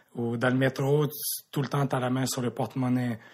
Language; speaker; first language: French; native; French